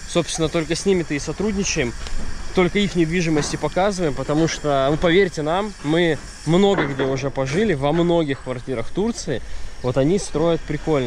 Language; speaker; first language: Russian; native; Russian